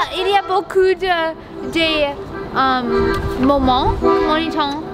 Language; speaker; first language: French; non-native, learner; English